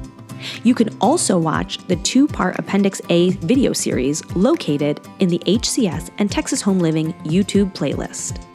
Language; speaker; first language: English; native; English